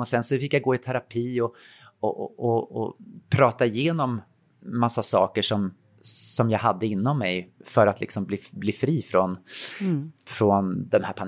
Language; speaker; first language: Swedish; native; Swedish